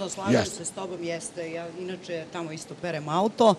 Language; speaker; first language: Serbian; native; Serbian